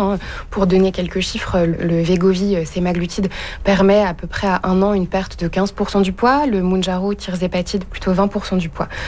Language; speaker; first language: French; native; French